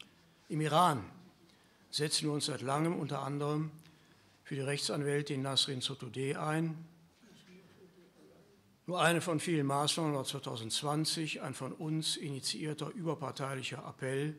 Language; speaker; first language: German; native; German